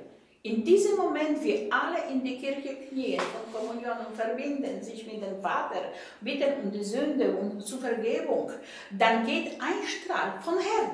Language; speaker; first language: German; non-native, fluent; Polish